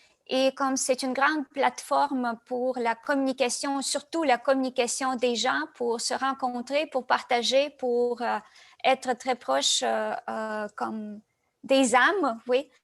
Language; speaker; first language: French; non-native, fluent; Russian